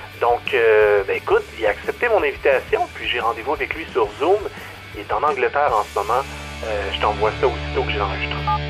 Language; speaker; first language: French; native; French